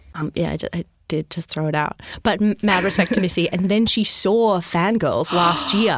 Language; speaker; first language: English; native; English